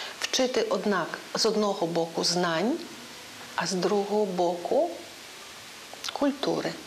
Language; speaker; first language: Ukrainian; non-native, local second language; Polish